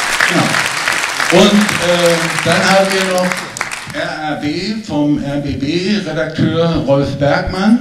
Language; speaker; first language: German; native; German